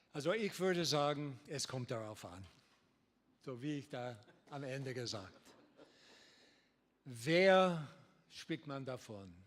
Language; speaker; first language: German; non-native, learner; English